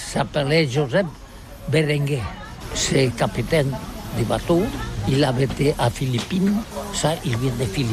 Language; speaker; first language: French; non-native, learner; Catalan